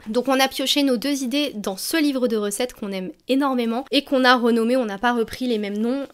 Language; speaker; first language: French; native; French